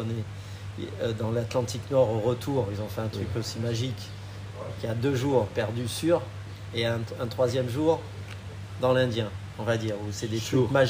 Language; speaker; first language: French; native; French